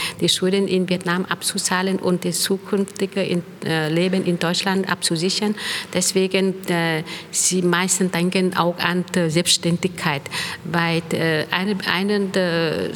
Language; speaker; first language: German; non-native, fluent; Vietnamese